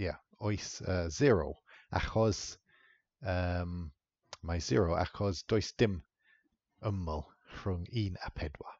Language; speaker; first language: Welsh; non-native, fluent; English